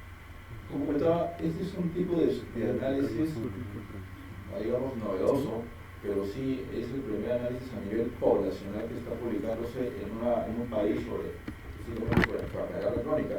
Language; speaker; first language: Spanish; native; Spanish